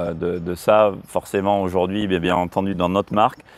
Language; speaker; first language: French; native; French